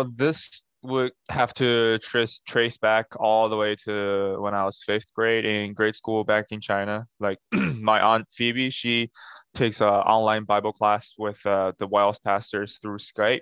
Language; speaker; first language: English; non-native, fluent; Chinese